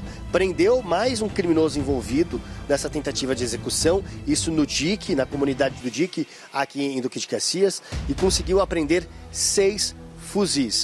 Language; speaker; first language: Portuguese; native; Portuguese